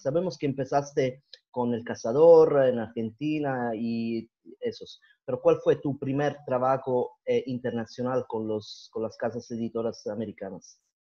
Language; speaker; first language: Spanish; non-native, fluent; Italian